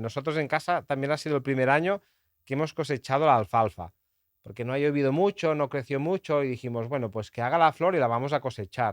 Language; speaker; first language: Spanish; native; Spanish